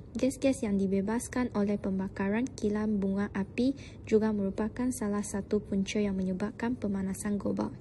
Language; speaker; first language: Malay; non-native, local second language; Chinese